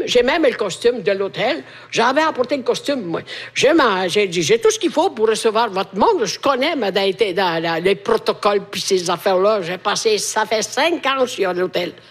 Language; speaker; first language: French; non-native, fluent; Italian